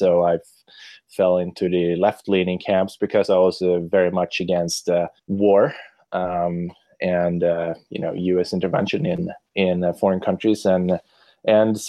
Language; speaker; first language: English; non-native, fluent; Swedish